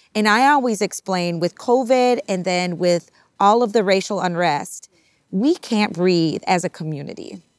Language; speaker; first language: English; native; English